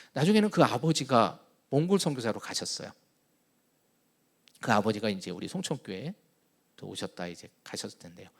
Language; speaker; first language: Korean; native; Korean